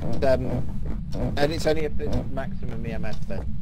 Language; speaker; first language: English; native; English